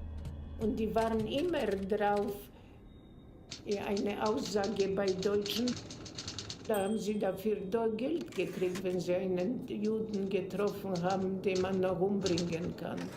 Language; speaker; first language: German; non-native, fluent; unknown